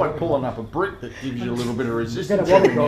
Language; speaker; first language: English; native; English